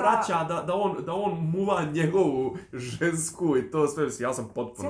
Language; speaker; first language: Serbian; native; Serbian